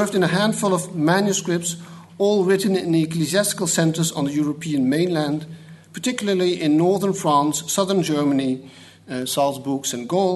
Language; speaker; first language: English; non-native, fluent; Dutch